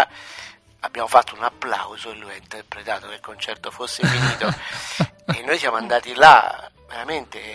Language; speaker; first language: Italian; native; Italian